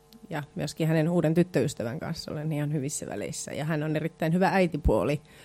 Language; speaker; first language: Finnish; native; Finnish